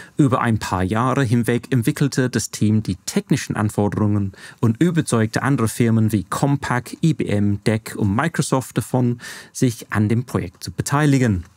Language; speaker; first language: German; non-native, fluent; English